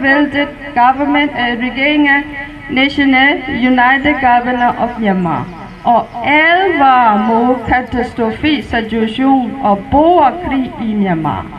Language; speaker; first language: Danish; non-native, learner; Burmese